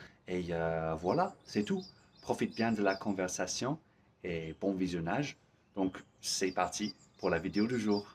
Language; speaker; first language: French; non-native, fluent; English